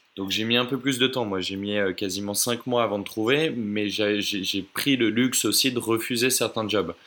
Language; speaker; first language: French; native; French